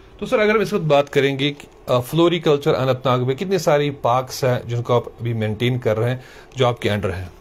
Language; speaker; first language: Hindi; non-native, local second language; Kashmiri